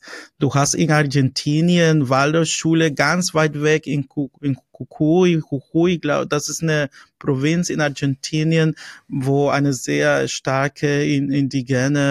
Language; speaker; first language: German; non-native, fluent; Spanish